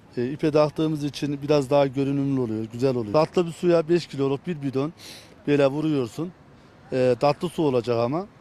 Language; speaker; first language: Turkish; native; Turkish